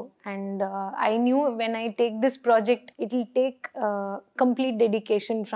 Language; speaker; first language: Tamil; non-native, learner; Kannada